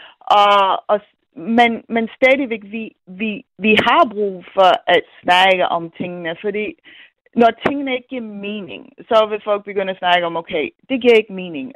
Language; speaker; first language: Danish; non-native, fluent; English